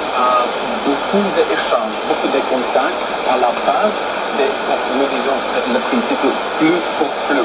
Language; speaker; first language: French; non-native, fluent; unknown